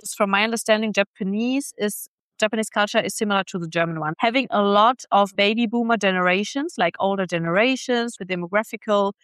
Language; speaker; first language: English; non-native, fluent; German